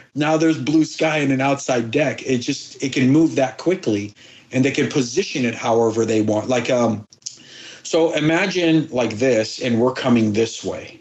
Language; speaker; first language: English; early bilingual, other home language; Persian